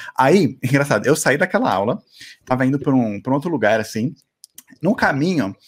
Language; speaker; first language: Portuguese; native; Portuguese